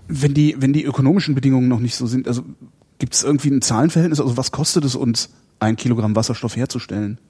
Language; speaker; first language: German; native; German